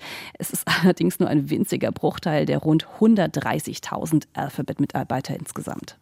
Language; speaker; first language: German; native; German